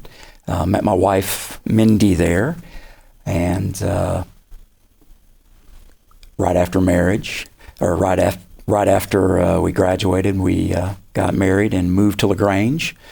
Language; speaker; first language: English; native; English